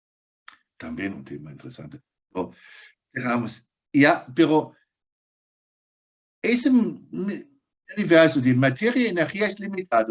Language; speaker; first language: Spanish; non-native, fluent; German